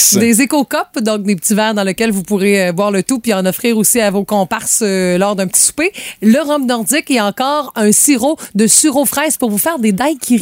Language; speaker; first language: French; native; French